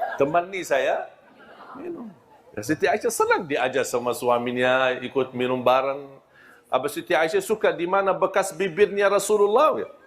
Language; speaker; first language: Malay; non-native, fluent; Arabic